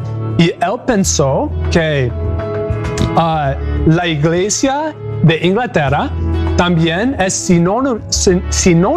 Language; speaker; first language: Spanish; non-native, learner; English